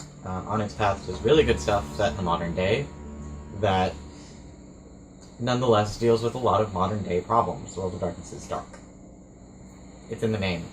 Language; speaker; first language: English; native; English